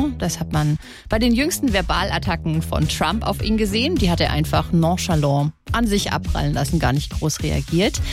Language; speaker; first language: German; native; German